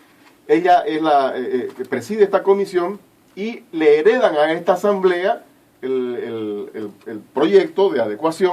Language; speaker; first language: Spanish; native; Spanish